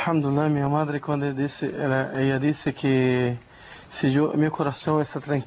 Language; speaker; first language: Spanish; non-native, learner; Portuguese